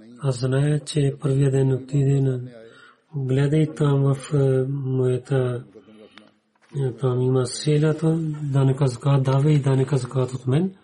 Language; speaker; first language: Bulgarian; non-native, learner; Urdu